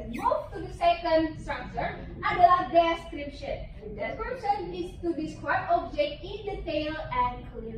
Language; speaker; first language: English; non-native, fluent; Indonesian